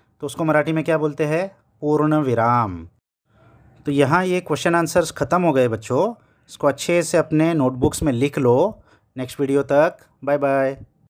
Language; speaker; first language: Hindi; native; Hindi